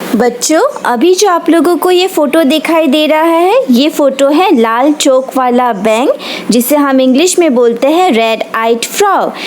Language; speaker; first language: Hindi; non-native, local second language; Bangla